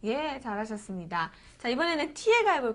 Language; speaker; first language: Korean; native; Korean